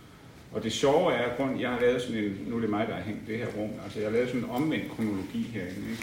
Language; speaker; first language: Danish; native; Danish